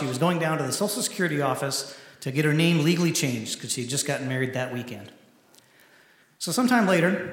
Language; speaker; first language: English; native; English